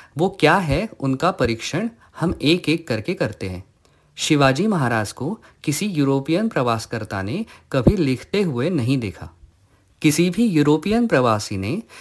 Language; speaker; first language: Hindi; non-native, local second language; Marathi